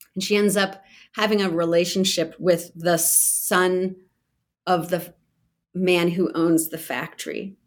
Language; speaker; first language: English; native; English